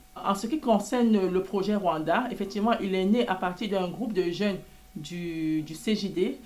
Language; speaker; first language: French; native; French